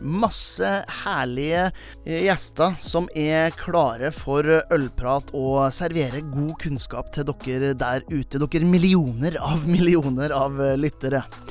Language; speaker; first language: Norwegian; native; Norwegian